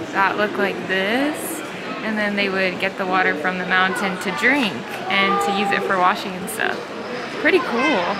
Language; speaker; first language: English; native; English